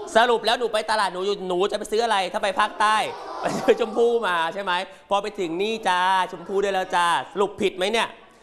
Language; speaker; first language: Thai; native; Thai